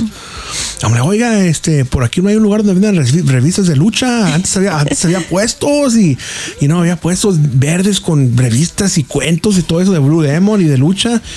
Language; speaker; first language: Spanish; early bilingual, heritage; Spanish